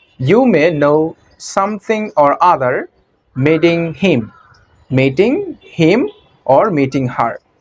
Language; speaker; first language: English; non-native, local second language; Bangla